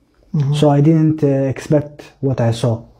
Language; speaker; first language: English; non-native, local second language; Somali